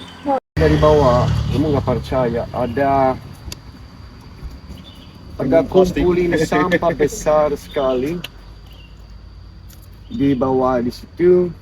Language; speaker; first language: Indonesian; non-native, fluent; Italian